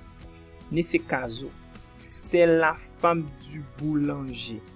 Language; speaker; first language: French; non-native, fluent; Portuguese